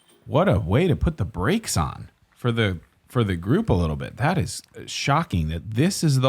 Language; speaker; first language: English; native; English